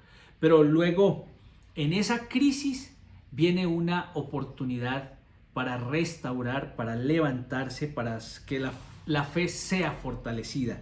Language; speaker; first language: Spanish; native; Spanish